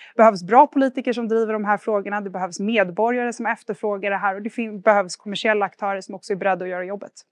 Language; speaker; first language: Swedish; native; Swedish